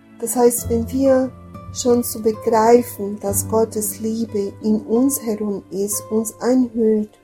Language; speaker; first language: German; non-native, learner; Portuguese